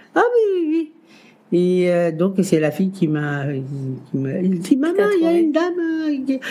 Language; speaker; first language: French; non-native, local second language; Kabuverdianu